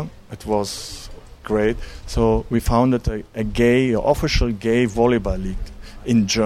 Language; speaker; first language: English; non-native, learner; German